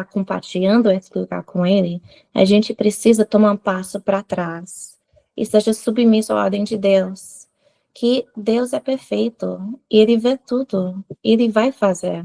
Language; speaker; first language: Portuguese; non-native, fluent; English